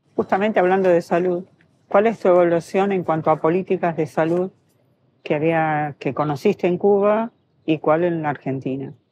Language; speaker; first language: Spanish; native; Spanish